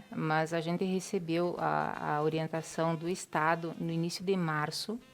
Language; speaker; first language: Portuguese; native; Portuguese